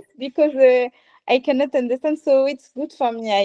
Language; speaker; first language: English; non-native, learner; French